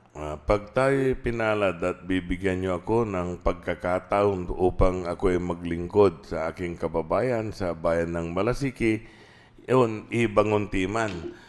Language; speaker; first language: Filipino; non-native, local second language; Pangasinan